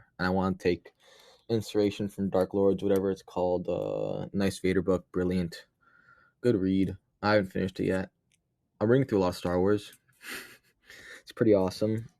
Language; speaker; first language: English; native; English